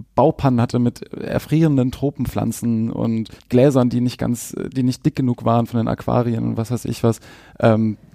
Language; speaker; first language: German; native; German